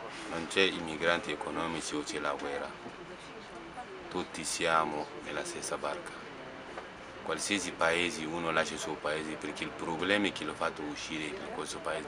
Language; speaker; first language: Italian; non-native, fluent; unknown